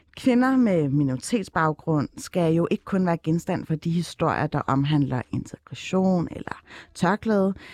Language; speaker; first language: Danish; early bilingual, other home language; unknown